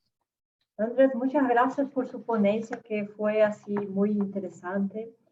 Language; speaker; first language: Spanish; non-native, fluent; Portuguese